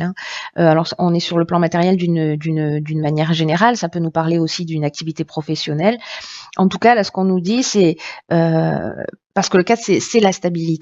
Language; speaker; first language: French; native; French